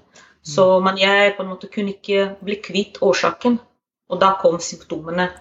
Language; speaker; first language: Norwegian; non-native, fluent; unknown